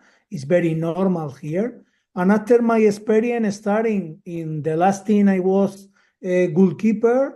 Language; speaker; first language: English; non-native, learner; Spanish